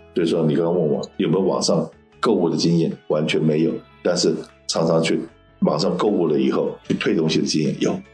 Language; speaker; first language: Chinese; native; Chinese